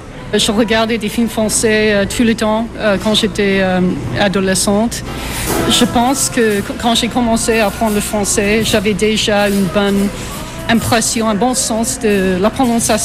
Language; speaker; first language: French; non-native, fluent; English